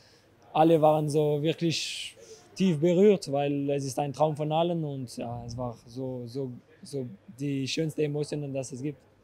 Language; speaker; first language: German; non-native, local second language; French